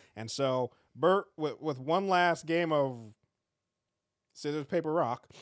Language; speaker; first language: English; native; English